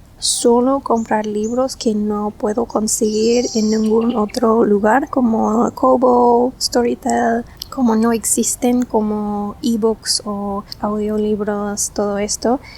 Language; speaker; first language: Spanish; non-native, fluent; English